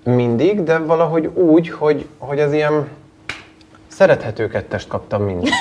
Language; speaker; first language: Hungarian; native; Hungarian